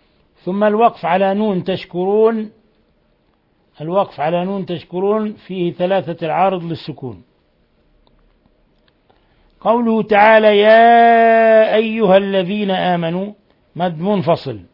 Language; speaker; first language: Arabic; native; Arabic